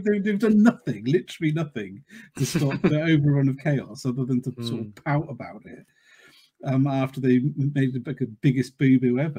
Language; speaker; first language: English; native; English